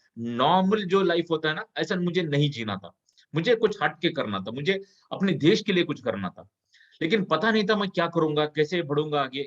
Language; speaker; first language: Hindi; non-native, local second language; Kannada